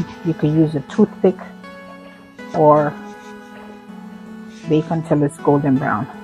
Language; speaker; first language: English; native; English